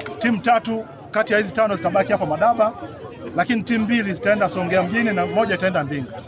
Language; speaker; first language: Swahili; native; Swahili